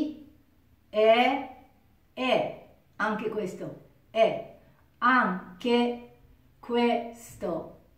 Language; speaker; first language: Italian; non-native, learner; Japanese